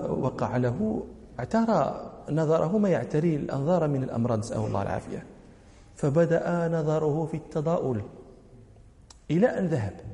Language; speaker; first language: Arabic; native; Arabic